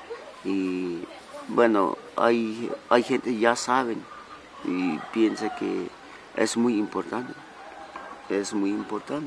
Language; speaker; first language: Spanish; non-native, local second language; Tzotzil